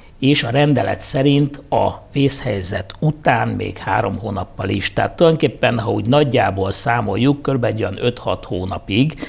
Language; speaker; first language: Hungarian; native; Hungarian